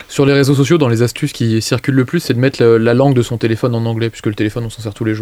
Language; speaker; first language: French; native; French